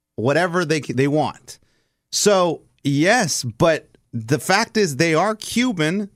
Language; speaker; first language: English; early bilingual, other home language; Spanish